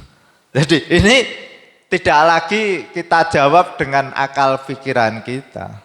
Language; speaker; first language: Indonesian; native; Indonesian